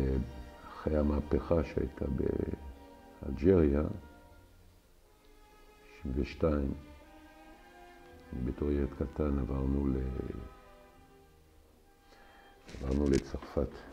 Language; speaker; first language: Hebrew; non-native, fluent; French